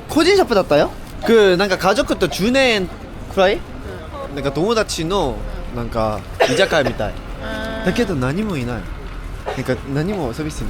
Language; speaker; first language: Japanese; non-native, learner; Korean